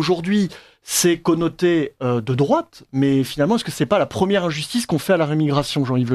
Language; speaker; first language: French; native; French